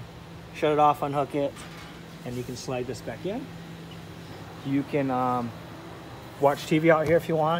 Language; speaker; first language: English; native; English